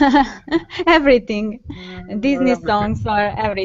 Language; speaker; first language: English; non-native, learner; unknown